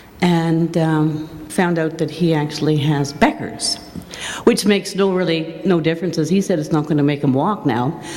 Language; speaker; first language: English; native; English